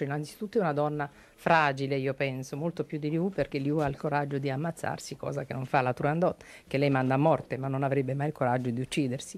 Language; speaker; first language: Italian; native; Italian